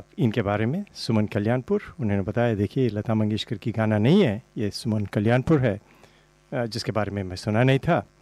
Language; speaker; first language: Hindi; non-native, local second language; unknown